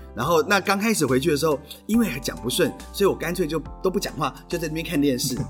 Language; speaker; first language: Chinese; non-native, local second language; Hakka Chinese